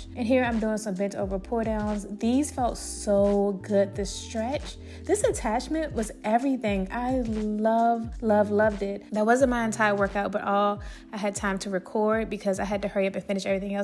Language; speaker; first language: English; native; English